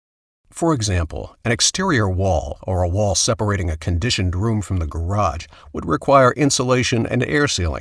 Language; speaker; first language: English; native; English